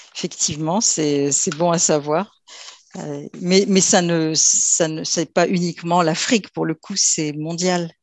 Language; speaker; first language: French; native; French